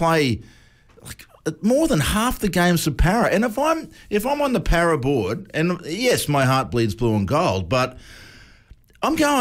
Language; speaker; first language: English; native; English